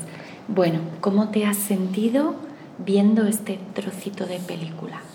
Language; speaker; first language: Spanish; native; Spanish